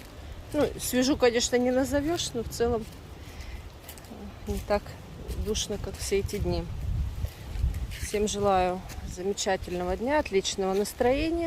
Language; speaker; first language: Russian; native; Russian